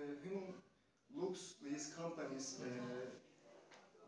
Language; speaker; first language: English; non-native, learner; Turkish